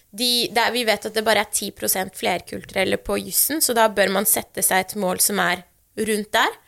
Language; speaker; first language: Norwegian; early bilingual, other home language; Persian